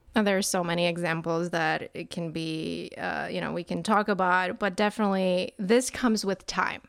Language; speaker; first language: English; non-native, fluent; Polish